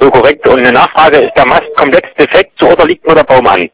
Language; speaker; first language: German; native; German